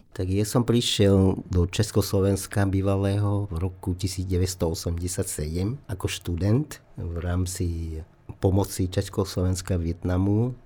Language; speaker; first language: Slovak; non-native, fluent; Vietnamese